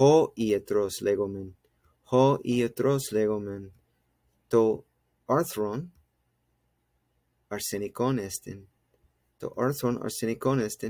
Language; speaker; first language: Greek; non-native, fluent; English